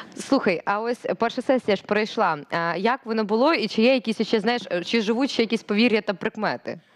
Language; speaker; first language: Ukrainian; native; Ukrainian